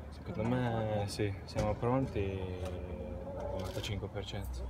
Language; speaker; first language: Italian; non-native, learner; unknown